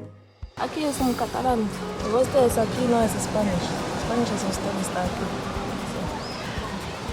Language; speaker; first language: Spanish; non-native, learner; French